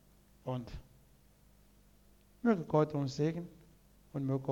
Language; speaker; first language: German; non-native, learner; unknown